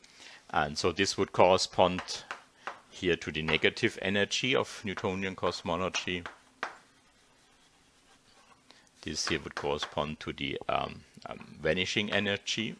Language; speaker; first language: English; non-native, fluent; German